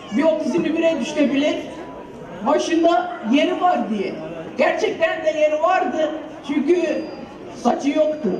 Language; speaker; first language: Turkish; early bilingual, heritage; Turkish